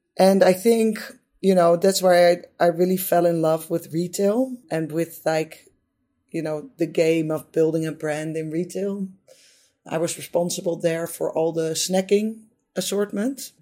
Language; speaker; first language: English; non-native, fluent; Dutch